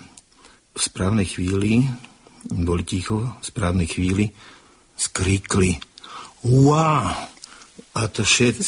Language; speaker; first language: Slovak; native; Slovak